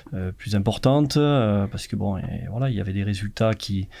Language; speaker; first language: French; native; French